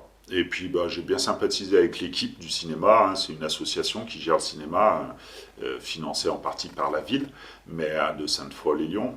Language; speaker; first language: French; native; French